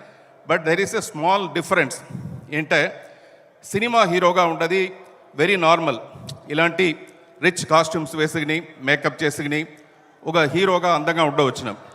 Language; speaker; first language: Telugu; early bilingual, heritage; Telugu